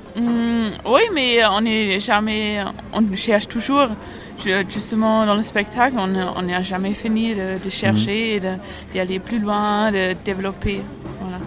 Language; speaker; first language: French; non-native, fluent; German